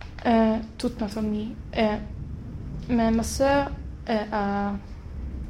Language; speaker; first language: French; non-native, learner; Swedish